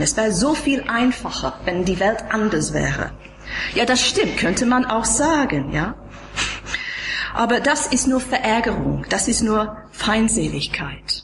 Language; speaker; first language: German; non-native, fluent; English